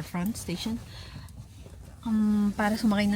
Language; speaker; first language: Filipino; native; Filipino